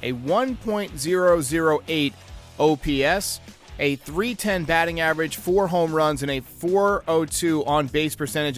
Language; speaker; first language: English; native; English